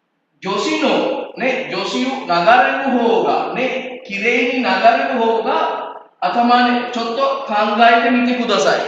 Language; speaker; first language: Japanese; non-native, fluent; Sinhala